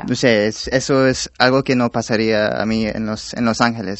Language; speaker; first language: Spanish; non-native, fluent; English